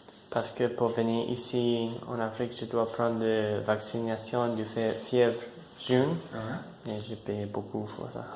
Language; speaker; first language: French; non-native, learner; English